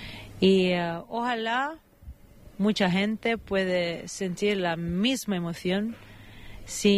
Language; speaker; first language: Spanish; non-native, fluent; Italian